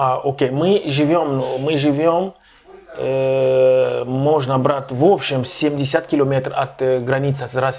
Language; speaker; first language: Russian; non-native, local second language; Ukrainian